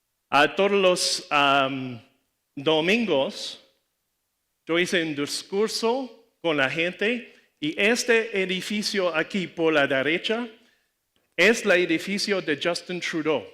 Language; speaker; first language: Spanish; non-native, learner; English